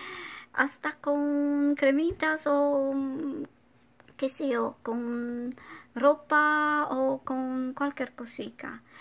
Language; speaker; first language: Spanish; non-native, fluent; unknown